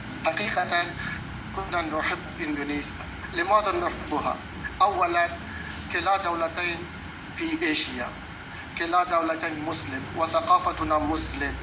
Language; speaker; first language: Arabic; non-native, fluent; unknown